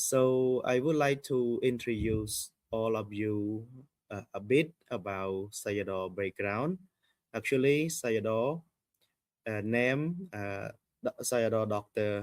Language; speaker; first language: English; non-native, fluent; Khmer